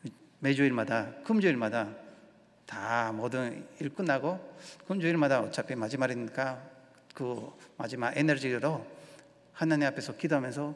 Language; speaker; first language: Korean; non-native, learner; Spanish